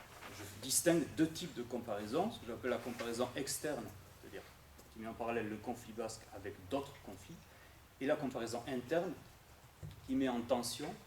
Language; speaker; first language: French; native; French